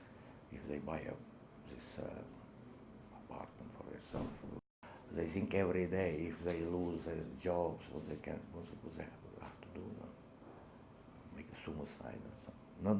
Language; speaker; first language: English; non-native, learner; Estonian